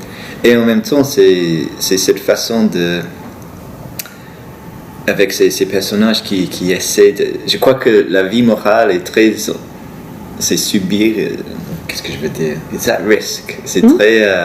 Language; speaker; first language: French; non-native, fluent; English